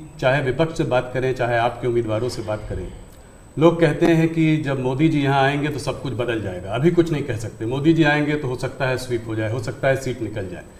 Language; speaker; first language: Hindi; native; Hindi